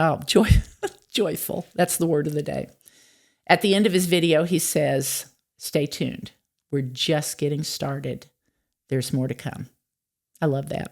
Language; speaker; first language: English; native; English